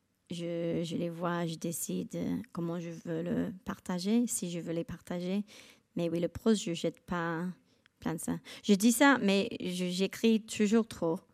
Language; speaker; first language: French; non-native, learner; English